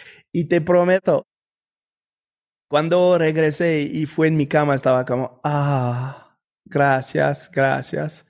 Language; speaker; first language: Spanish; non-native, fluent; French